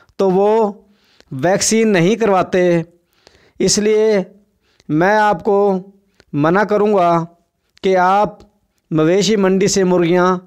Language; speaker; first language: Urdu; non-native, local second language; Saraiki